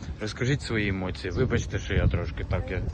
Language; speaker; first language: Ukrainian; native; Ukrainian